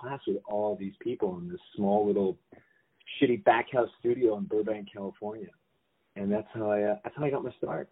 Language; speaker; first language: English; native; English